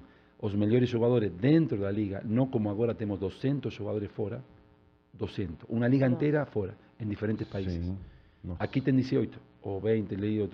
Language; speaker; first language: Portuguese; non-native, learner; Spanish